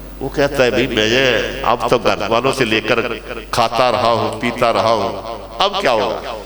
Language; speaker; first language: Urdu; non-native, local second language; Punjabi